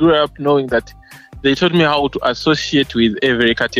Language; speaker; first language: English; non-native, local second language; Ganda